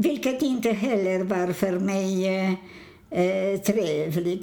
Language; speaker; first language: Swedish; non-native, fluent; Polish